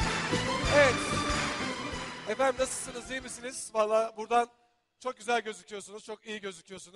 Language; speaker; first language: Turkish; native; Turkish